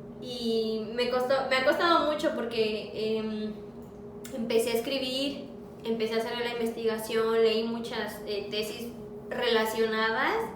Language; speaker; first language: Spanish; native; Spanish